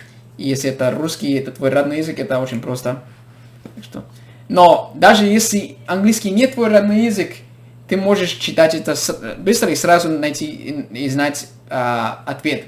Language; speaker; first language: Russian; non-native, fluent; English